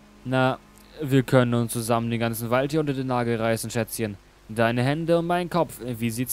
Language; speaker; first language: German; native; German